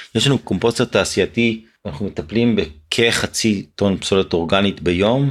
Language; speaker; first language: Hebrew; native; Hebrew